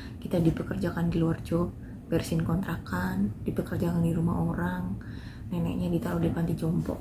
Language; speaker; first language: Indonesian; non-native, local second language; Javanese